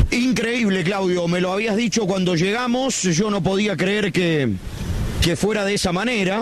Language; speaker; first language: Spanish; native; Spanish